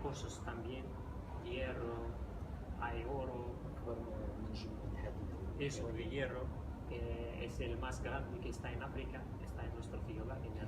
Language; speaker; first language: Spanish; non-native, fluent; Riffian